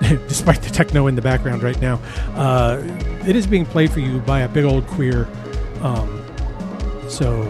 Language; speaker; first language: English; native; English